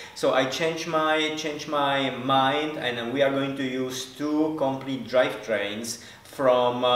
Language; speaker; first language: English; non-native, fluent; Czech